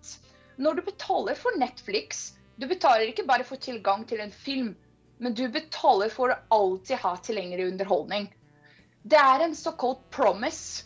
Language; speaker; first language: Norwegian; non-native, fluent; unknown